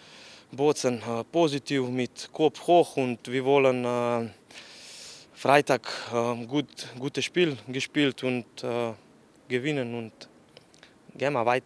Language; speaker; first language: German; non-native, learner; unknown